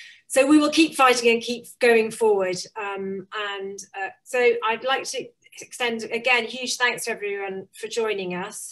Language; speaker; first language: English; native; English